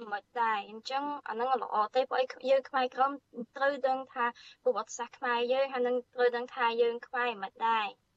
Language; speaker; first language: Khmer; early bilingual, heritage; Khmer